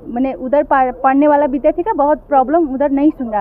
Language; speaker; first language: Hindi; non-native, local second language; Bangla